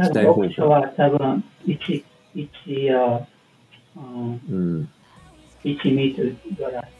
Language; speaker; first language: Japanese; non-native, learner; English